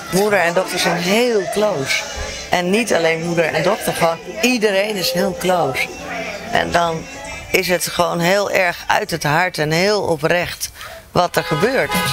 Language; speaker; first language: Dutch; native; Dutch